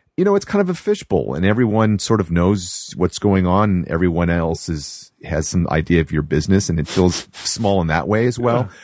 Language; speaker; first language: English; native; English